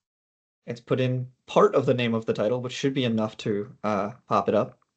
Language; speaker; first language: English; native; English